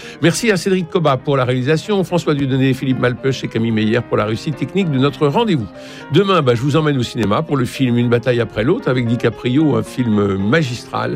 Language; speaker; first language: French; native; French